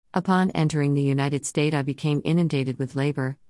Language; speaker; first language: English; non-native, local second language; Jamaican Creole English